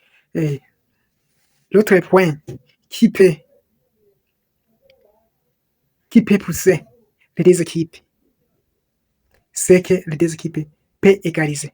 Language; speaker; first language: French; non-native, local second language; Kinyarwanda